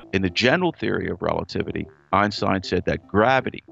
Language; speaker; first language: English; native; English